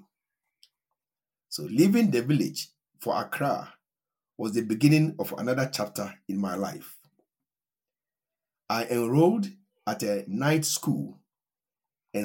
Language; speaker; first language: English; non-native, local second language; Akan